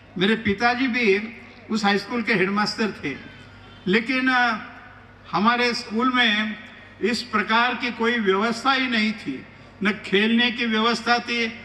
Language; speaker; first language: Hindi; non-native, local second language; Marathi